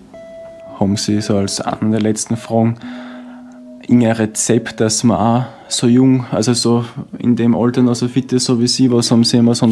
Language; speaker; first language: German; native; German